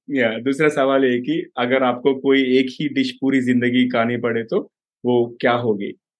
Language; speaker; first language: Hindi; non-native, local second language; Telugu